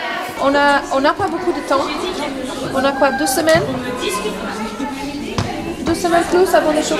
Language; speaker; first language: French; non-native, fluent; English